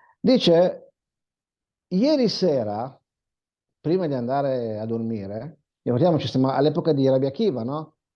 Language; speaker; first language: Italian; non-native, fluent; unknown